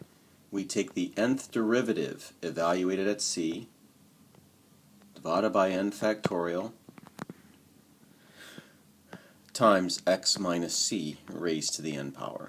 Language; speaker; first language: English; native; English